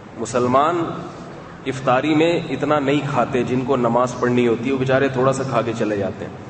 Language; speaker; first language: Urdu; native; Urdu